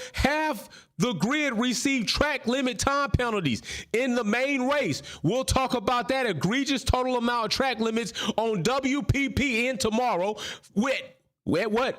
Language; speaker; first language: English; native; English